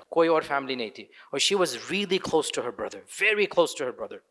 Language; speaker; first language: Urdu; early bilingual, other home language; English